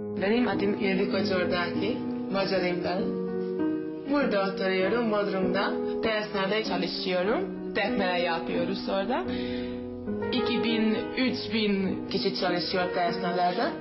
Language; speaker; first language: Turkish; non-native, learner; Hungarian